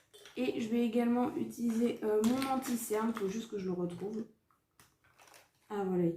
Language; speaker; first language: French; native; French